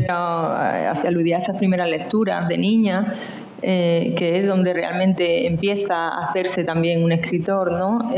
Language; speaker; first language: Spanish; native; Spanish